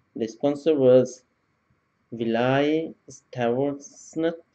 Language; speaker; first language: English; non-native, local second language; Sinhala